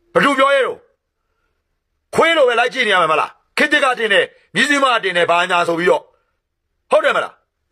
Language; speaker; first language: Burmese; non-native, local second language; Shan